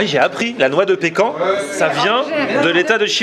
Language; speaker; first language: French; native; French